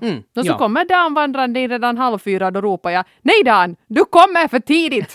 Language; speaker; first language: Swedish; native; Swedish